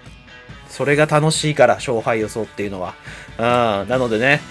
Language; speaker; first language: Japanese; native; Japanese